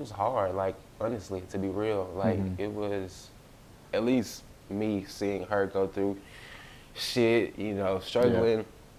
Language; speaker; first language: English; native; English